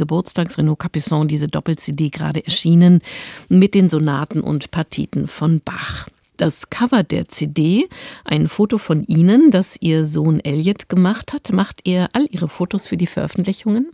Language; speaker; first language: German; native; German